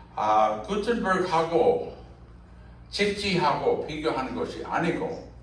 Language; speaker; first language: Korean; non-native, fluent; English